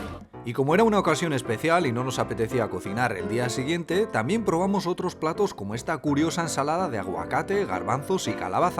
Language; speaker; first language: Spanish; native; Spanish